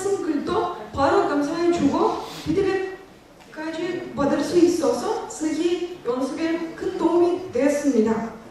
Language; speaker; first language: Korean; non-native, learner; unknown